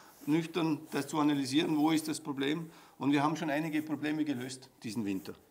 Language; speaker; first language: German; native; German